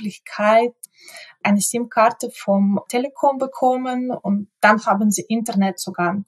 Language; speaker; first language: German; non-native, fluent; Ukrainian